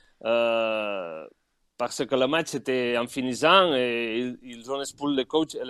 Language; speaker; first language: French; non-native, learner; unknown